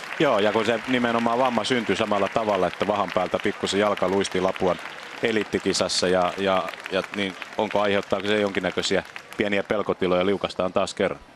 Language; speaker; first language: Finnish; native; Finnish